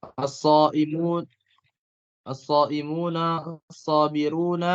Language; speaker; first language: Arabic; non-native, learner; Indonesian